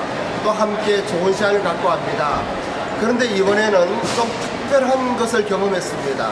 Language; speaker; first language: Korean; native; Korean